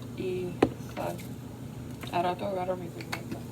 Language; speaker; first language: Spanish; early bilingual, heritage; Spanish